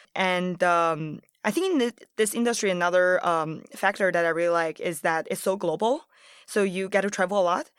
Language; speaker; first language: English; early bilingual, other home language; Chinese